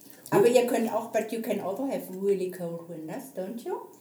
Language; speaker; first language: English; non-native, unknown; German